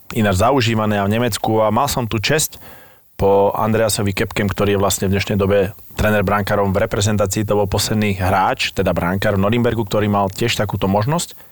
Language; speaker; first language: Slovak; native; Slovak